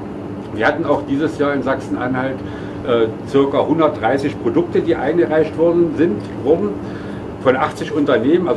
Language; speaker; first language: German; native; German